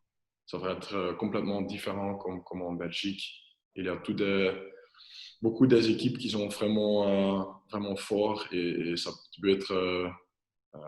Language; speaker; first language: French; non-native, local second language; Dutch